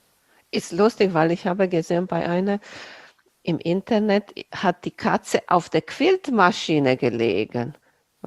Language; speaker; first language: German; non-native, fluent; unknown